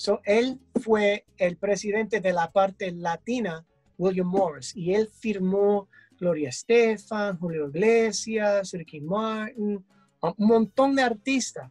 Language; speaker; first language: Spanish; early bilingual, heritage; English